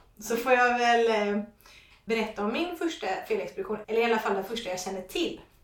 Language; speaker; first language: Swedish; non-native, fluent; English